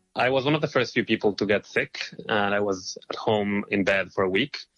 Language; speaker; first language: English; non-native, fluent; Hebrew